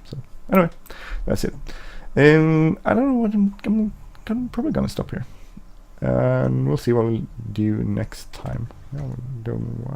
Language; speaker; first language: English; non-native, fluent; Swedish